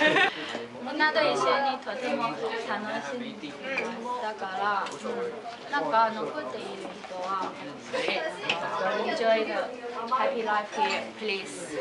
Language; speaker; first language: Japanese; non-native, learner; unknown